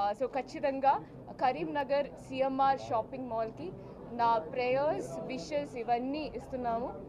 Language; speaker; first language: Telugu; non-native, fluent; Malayalam